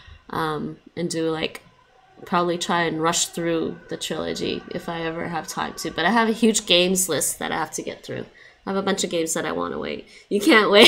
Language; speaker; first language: English; native; English